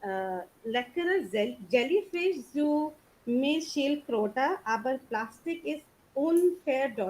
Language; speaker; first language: German; non-native, learner; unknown